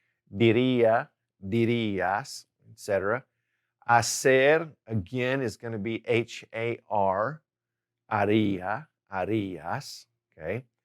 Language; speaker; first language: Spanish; non-native, fluent; English